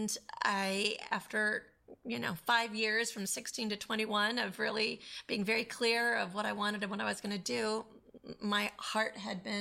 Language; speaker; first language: English; native; English